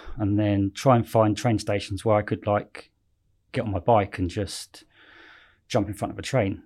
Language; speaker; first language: English; native; English